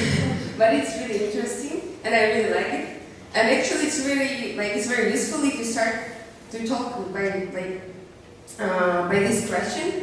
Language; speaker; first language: English; non-native, fluent; Russian